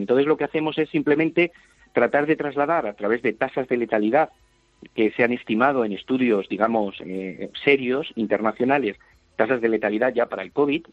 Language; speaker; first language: Spanish; native; Spanish